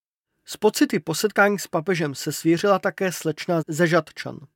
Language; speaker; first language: Czech; native; Czech